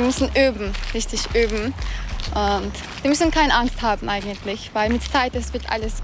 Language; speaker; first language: German; non-native, fluent; Turkish